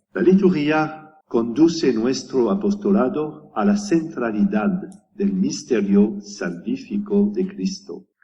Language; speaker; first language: Spanish; non-native, learner; French